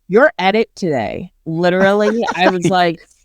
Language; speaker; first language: English; native; English